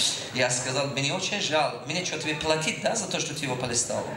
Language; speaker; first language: Russian; non-native, local second language; Tajik